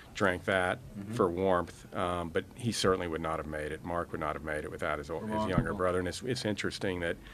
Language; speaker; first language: English; native; English